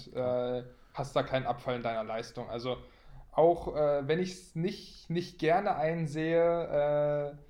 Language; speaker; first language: German; native; German